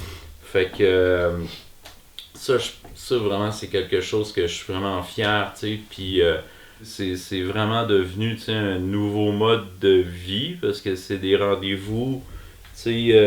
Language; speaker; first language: French; native; French